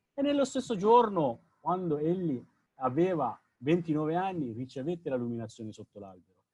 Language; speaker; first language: Italian; non-native, fluent; Sinhala